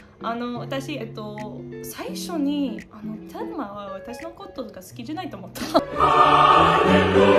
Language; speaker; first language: Japanese; non-native, fluent; English